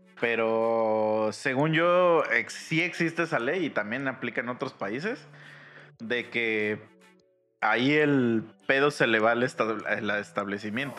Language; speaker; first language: Spanish; native; Spanish